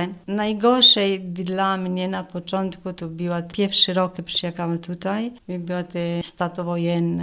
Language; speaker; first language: Polish; non-native, fluent; Italian